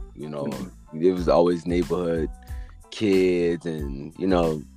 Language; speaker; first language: English; native; English